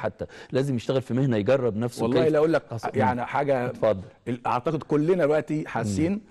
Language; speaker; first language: Arabic; native; Arabic